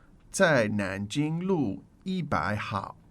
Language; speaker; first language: Chinese; non-native, learner; English